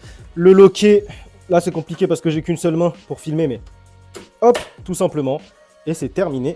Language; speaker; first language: French; native; French